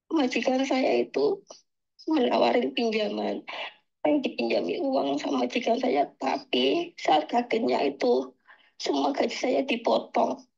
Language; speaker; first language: Indonesian; native; Indonesian